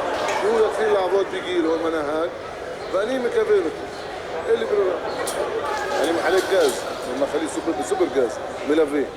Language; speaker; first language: Hebrew; non-native, local second language; Arabic